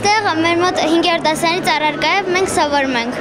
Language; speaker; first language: Armenian; non-native, local second language; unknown